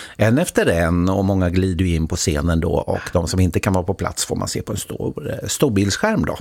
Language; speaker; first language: Swedish; native; Swedish